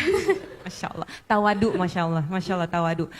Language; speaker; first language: Indonesian; native; Indonesian